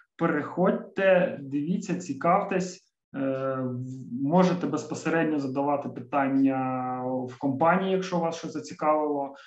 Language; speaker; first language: Ukrainian; native; Ukrainian